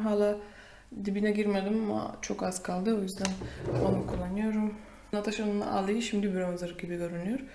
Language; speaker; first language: Turkish; non-native, fluent; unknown